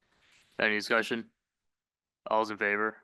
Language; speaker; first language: English; native; English